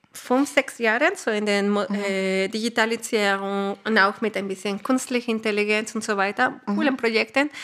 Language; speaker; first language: German; non-native, fluent; Spanish